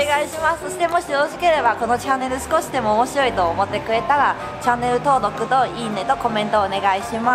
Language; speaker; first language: Japanese; non-native, fluent; Chinese